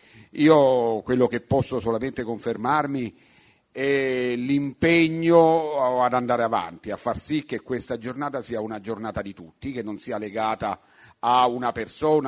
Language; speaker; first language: Italian; native; Italian